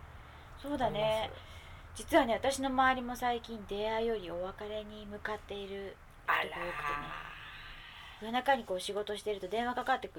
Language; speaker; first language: Japanese; native; Japanese